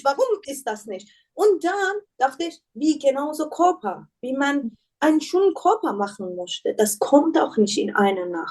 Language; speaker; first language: German; non-native, learner; Persian